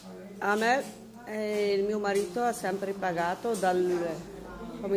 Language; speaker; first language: Italian; non-native, fluent; Arabic